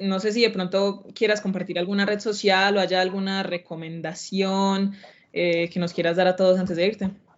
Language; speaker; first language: Spanish; native; Spanish